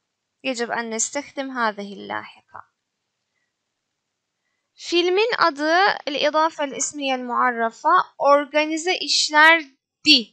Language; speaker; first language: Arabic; non-native, fluent; Turkish